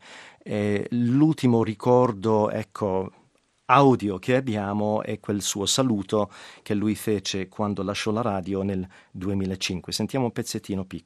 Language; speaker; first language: Italian; non-native, fluent; English